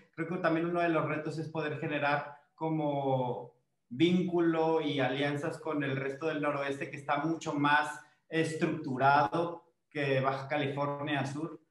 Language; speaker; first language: Spanish; native; Spanish